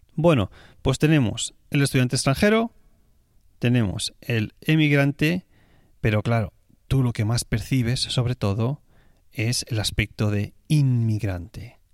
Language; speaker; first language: Spanish; native; Spanish